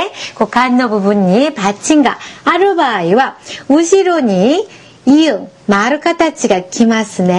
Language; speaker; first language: Japanese; non-native, fluent; Korean